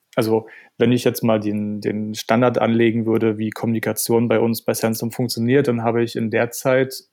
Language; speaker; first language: German; non-native, fluent; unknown